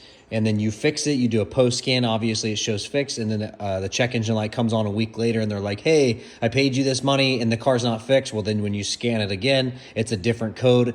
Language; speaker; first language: English; native; English